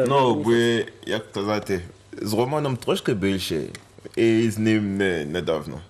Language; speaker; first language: Ukrainian; non-native, fluent; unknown